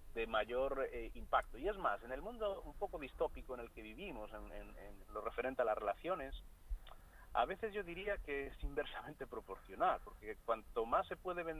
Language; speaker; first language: Spanish; non-native, local second language; Galician